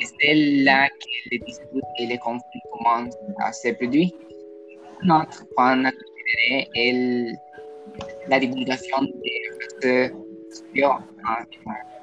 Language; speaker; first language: French; non-native, learner; Spanish